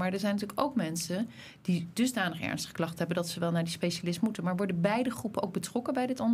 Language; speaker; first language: Dutch; native; Dutch